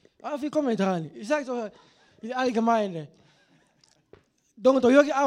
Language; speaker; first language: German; non-native, learner; Lingala